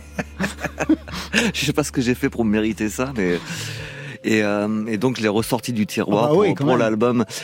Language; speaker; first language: French; non-native, fluent; English